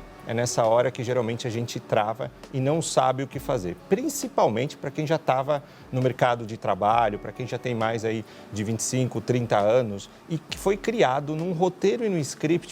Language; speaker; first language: Portuguese; native; Portuguese